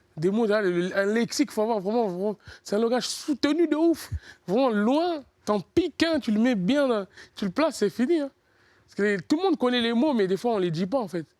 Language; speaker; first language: French; early bilingual, other home language; Lingala